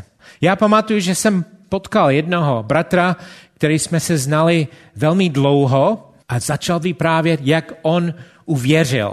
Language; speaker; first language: Czech; non-native, fluent; English